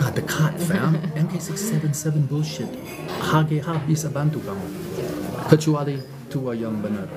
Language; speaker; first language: Indonesian; non-native, learner; English